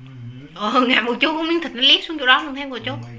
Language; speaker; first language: Vietnamese; native; Vietnamese